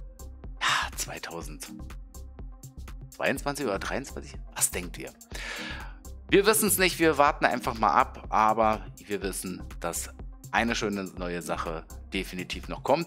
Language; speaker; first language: German; native; German